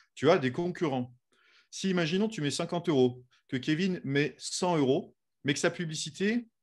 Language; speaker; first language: French; native; French